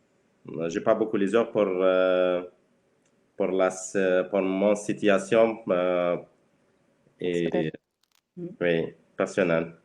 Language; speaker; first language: French; non-native, learner; Spanish